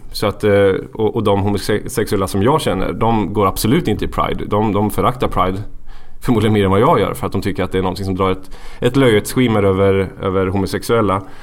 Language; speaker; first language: Swedish; native; Swedish